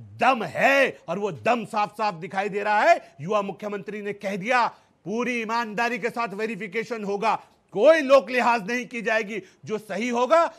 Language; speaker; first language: Hindi; native; Hindi